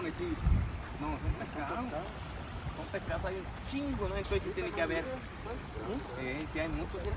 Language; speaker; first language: Spanish; native; Spanish